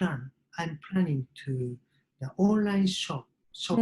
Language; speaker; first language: English; non-native, learner; Japanese